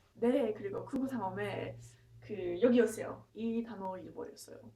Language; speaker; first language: Korean; non-native, learner; English